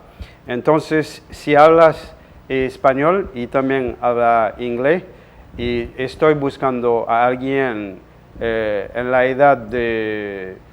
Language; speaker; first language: Spanish; non-native, local second language; Haitian Creole